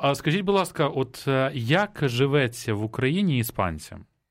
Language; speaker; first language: Ukrainian; native; Ukrainian